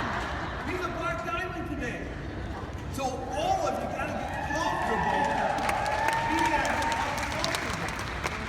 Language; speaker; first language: English; native; English